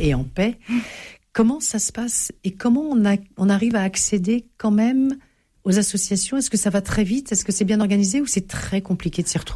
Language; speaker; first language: French; native; French